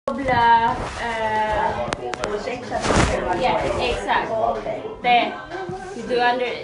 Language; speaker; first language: Swedish; early bilingual, other home language; Cebuano